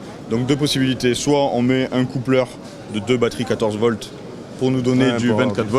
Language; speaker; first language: French; native; French